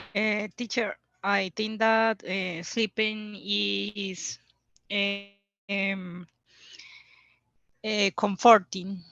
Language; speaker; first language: English; non-native, learner; Spanish